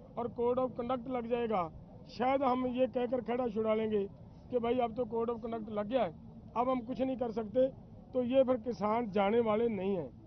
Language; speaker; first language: Hindi; non-native, local second language; Punjabi